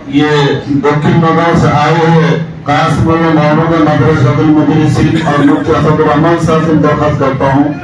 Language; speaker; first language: Urdu; non-native, local second language; Bangla